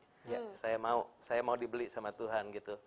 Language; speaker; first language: Indonesian; native; Indonesian